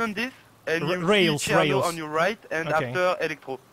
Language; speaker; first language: English; non-native, learner; French